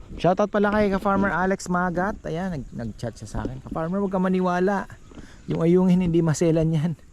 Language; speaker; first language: Filipino; native; Filipino